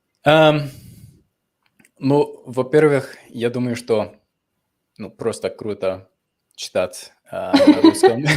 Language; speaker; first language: Russian; non-native, fluent; English